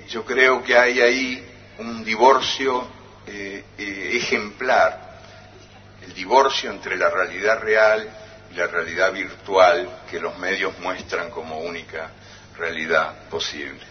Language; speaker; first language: Spanish; native; Spanish